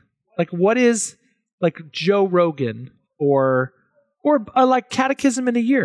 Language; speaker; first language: English; native; English